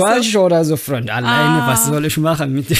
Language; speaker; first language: German; non-native, learner; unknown